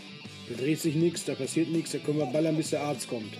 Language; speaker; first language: German; native; German